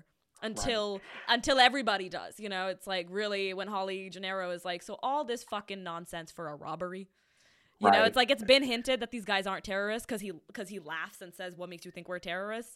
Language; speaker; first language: English; non-native, local second language; Hindi